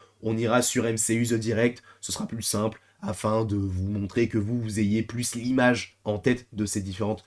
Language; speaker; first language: French; native; French